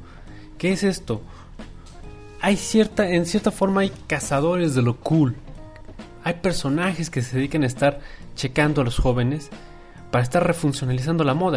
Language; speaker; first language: Spanish; native; Spanish